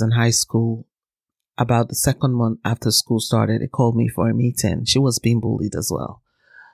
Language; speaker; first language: English; non-native, local second language; Yoruba